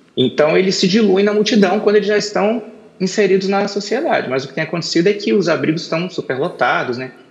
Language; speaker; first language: Portuguese; native; Portuguese